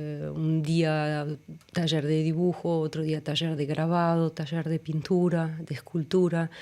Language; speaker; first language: Spanish; early bilingual, other home language; German